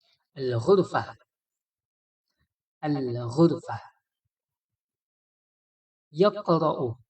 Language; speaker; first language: Arabic; non-native, fluent; Malay